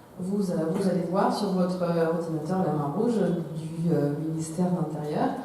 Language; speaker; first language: French; non-native, fluent; Russian